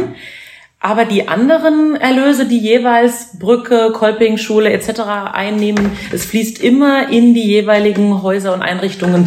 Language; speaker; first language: German; native; German